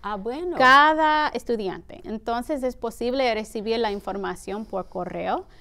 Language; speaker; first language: Spanish; early bilingual, heritage; Spanish